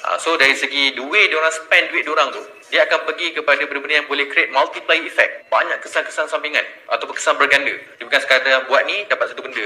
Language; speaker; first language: Malay; native; Malay